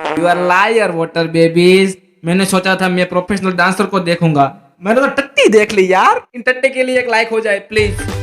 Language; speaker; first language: Hindi; native; Hindi